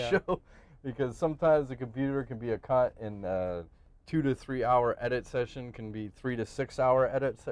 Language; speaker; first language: English; native; English